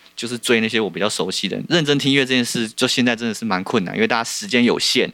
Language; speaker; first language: Chinese; native; Chinese